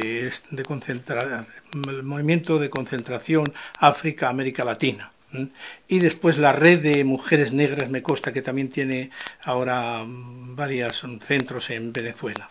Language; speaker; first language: Spanish; native; Spanish